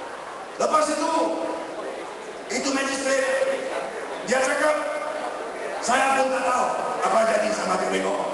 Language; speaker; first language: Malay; non-native, local second language; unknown